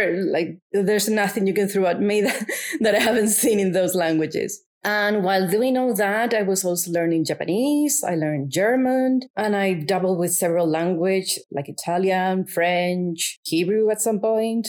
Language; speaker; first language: English; non-native, fluent; Spanish